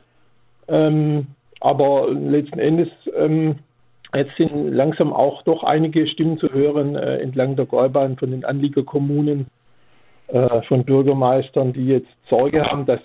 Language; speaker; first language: German; native; German